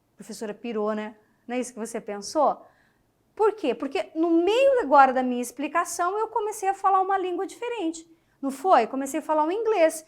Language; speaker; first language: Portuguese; native; Portuguese